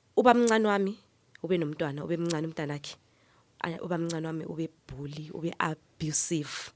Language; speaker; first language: Zulu; native; Zulu